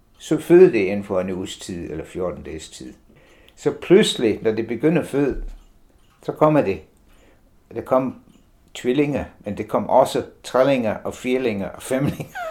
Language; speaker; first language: Danish; non-native, fluent; English